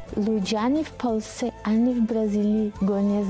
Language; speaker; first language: Polish; non-native, learner; Portuguese